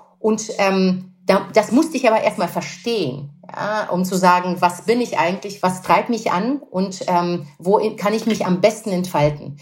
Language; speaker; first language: German; non-native, fluent; Russian